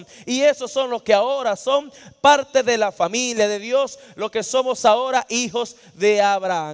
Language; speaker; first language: Spanish; native; Spanish